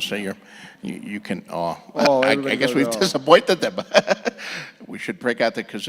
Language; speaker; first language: English; native; English